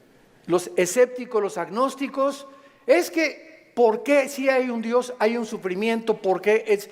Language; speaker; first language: Spanish; native; Spanish